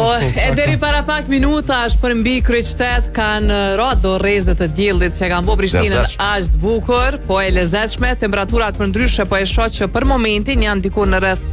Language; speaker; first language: Albanian; native; Albanian